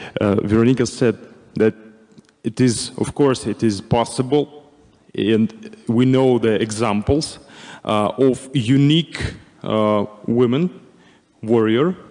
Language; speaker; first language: English; non-native, fluent; Russian